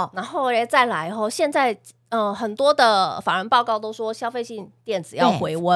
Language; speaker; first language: Chinese; native; Chinese